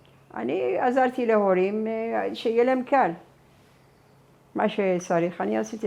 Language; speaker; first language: Hebrew; non-native, fluent; Persian